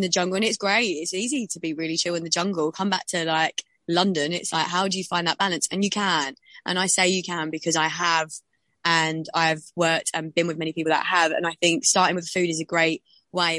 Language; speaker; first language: English; native; English